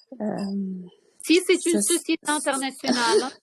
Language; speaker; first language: French; non-native, fluent; Ukrainian